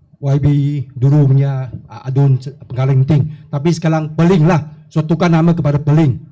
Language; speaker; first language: Malay; non-native, local second language; Chinese